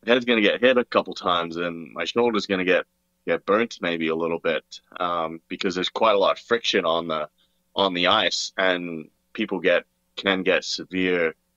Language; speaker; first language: English; native; English